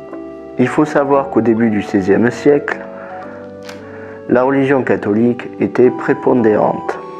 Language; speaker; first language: French; native; French